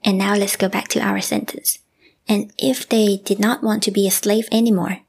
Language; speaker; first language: English; non-native, fluent; Thai